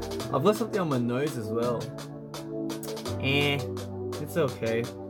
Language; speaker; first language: English; early bilingual, other home language; Korean